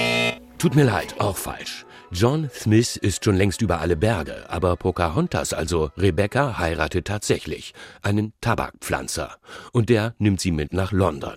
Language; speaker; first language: German; native; German